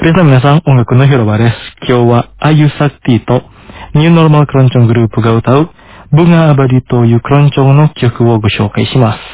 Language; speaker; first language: Japanese; non-native, fluent; Indonesian